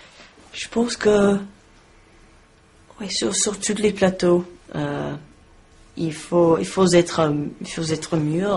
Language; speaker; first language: French; non-native, learner; English